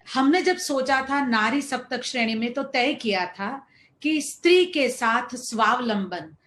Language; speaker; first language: Hindi; non-native, local second language; Gujarati